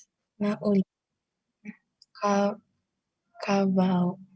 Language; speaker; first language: Russian; non-native, learner; Indonesian